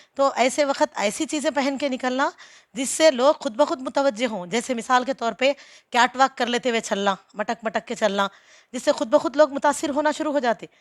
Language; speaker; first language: Urdu; native; Urdu